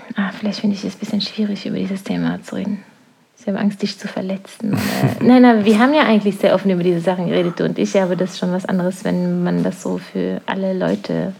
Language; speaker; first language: German; non-native, fluent; Norwegian